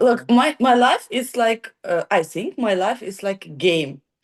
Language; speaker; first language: English; non-native, learner; Ukrainian